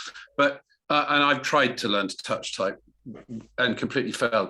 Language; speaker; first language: English; native; English